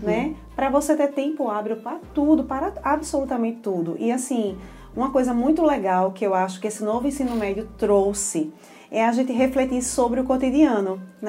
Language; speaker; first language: Portuguese; native; Portuguese